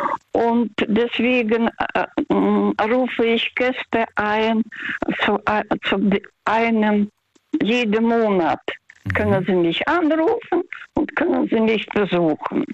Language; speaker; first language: German; early bilingual, heritage; Russian